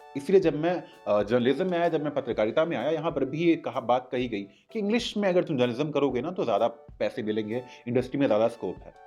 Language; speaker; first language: Hindi; native; Hindi